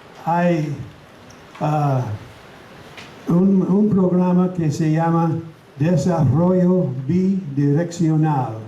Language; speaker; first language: Spanish; non-native, fluent; English